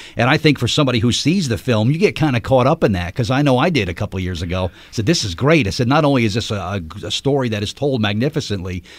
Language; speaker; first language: English; native; English